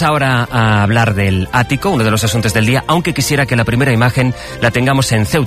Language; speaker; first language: Spanish; native; Spanish